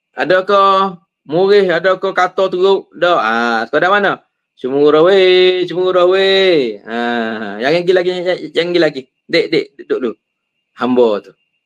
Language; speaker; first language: Malay; native; Malay